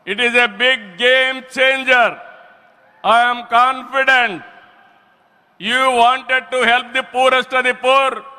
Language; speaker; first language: English; non-native, local second language; Telugu